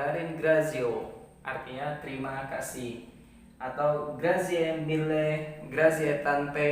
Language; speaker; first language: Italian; non-native, learner; Indonesian